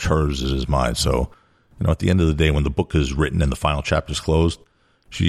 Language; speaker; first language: English; native; English